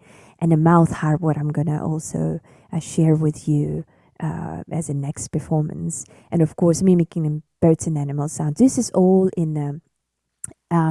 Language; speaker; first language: English; non-native, fluent; Yakut